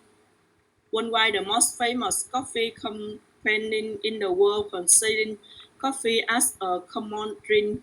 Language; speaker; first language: English; non-native, learner; Vietnamese